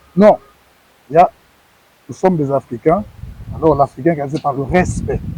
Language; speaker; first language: French; non-native, local second language; Lingala